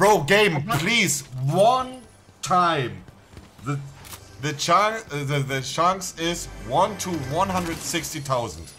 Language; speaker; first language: English; non-native, fluent; German